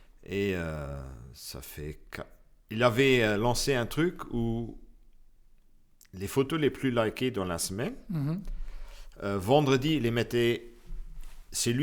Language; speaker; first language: French; non-native, local second language; Luxembourgish